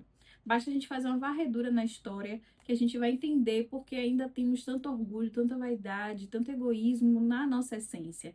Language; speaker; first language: Portuguese; native; Portuguese